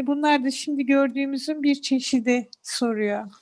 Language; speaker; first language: Turkish; native; Turkish